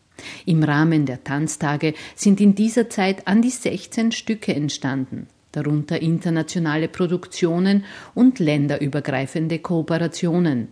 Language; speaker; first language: German; native; German